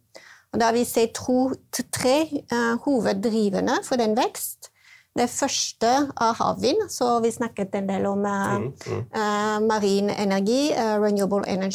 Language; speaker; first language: Norwegian; non-native, fluent; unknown